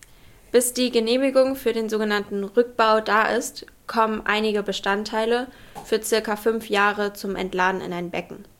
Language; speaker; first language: German; native; German